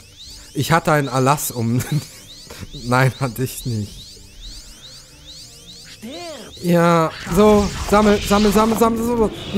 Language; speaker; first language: German; native; German